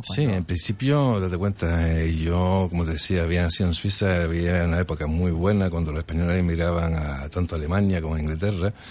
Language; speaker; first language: Spanish; early bilingual, other home language; French